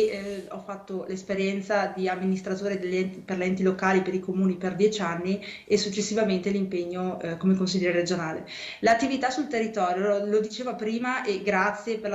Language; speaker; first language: Italian; native; Italian